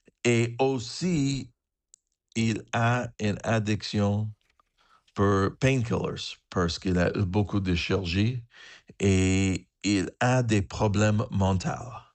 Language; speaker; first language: French; non-native, learner; English